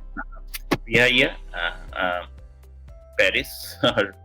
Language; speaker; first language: Spanish; non-native, learner; English